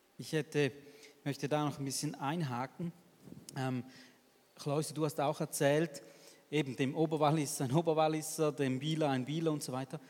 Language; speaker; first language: German; native; German